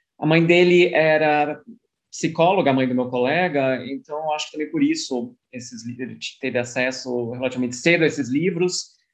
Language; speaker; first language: Portuguese; early bilingual, other home language; German